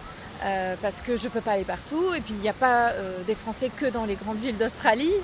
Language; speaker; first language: French; native; French